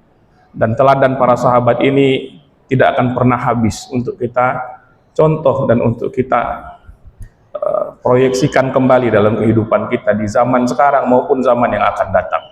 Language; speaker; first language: Indonesian; native; Indonesian